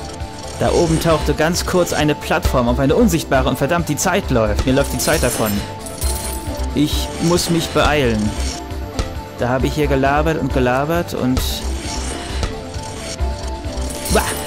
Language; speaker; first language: German; native; German